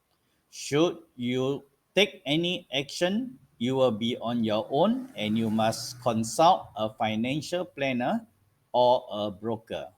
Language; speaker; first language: English; non-native, local second language; Malay